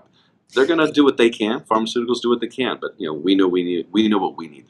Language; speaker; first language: English; native; English